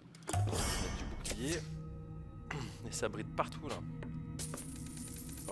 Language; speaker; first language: French; native; French